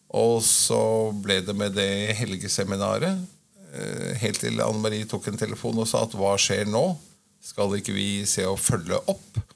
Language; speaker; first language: Norwegian; native; Norwegian